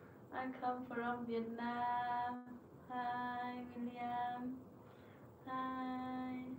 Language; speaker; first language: English; non-native, learner; Vietnamese